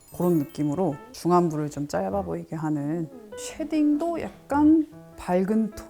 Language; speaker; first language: Korean; native; Korean